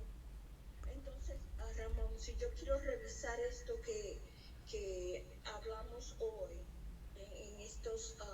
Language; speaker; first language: Spanish; early bilingual, heritage; Spanish